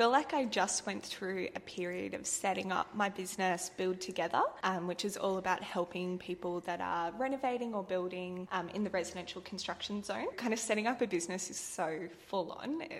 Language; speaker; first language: English; native; English